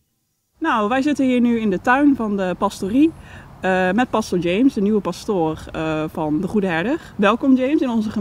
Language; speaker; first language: Dutch; native; Dutch